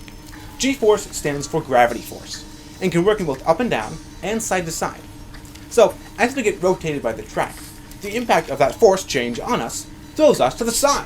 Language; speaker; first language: English; native; English